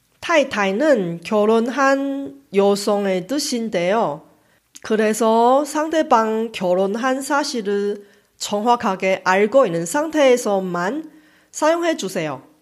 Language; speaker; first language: Korean; non-native, fluent; Chinese